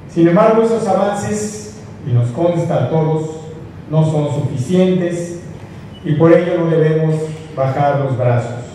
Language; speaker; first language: Spanish; native; Spanish